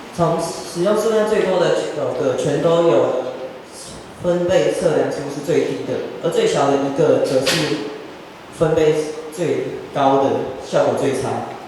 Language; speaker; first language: Chinese; native; Chinese